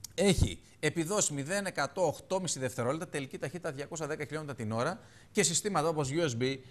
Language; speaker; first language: Greek; native; Greek